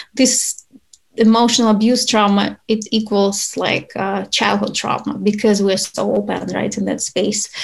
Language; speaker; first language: English; non-native, fluent; Ukrainian